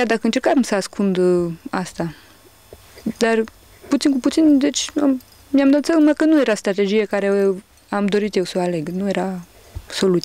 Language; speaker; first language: Romanian; early bilingual, heritage; Romanian